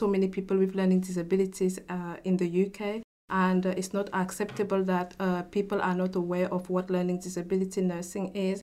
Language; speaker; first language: English; non-native, local second language; French